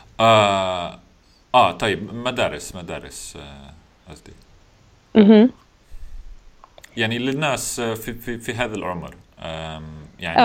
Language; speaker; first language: Arabic; non-native, learner; English